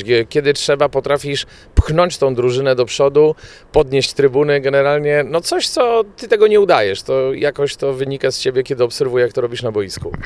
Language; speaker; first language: Polish; native; Polish